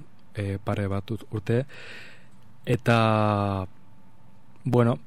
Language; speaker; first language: Basque; non-native, local second language; Spanish